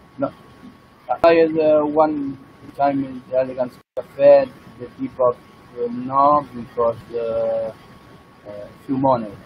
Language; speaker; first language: English; non-native, learner; Italian